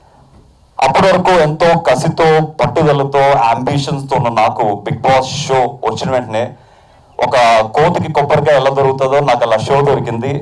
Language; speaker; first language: Telugu; native; Telugu